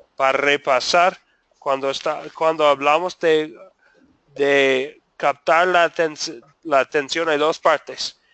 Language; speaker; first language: Spanish; non-native, fluent; English